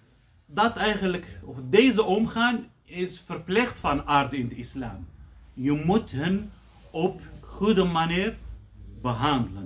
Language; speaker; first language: Dutch; non-native, fluent; Arabic